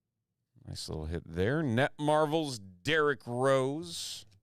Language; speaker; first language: English; native; English